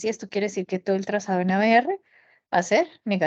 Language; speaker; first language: Spanish; native; Spanish